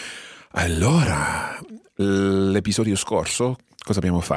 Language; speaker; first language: Italian; non-native, fluent; English